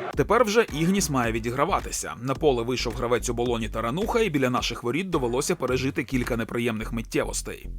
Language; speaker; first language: Ukrainian; non-native, local second language; Russian